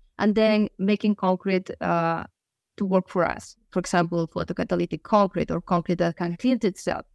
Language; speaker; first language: English; non-native, fluent; Galician